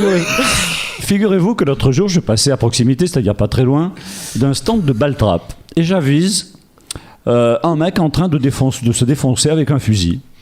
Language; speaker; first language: French; native; French